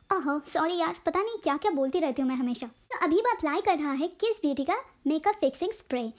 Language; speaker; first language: Hindi; non-native, local second language; Bangla